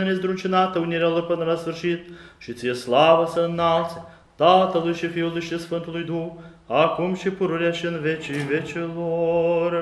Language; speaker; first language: Romanian; native; Romanian